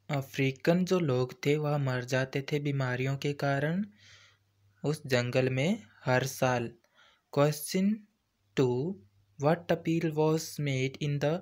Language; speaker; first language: Hindi; native; Hindi